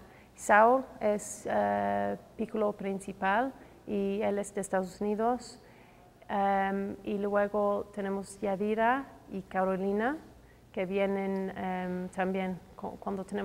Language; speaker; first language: Spanish; non-native, fluent; English